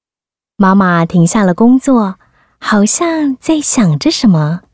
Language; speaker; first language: Chinese; native; Chinese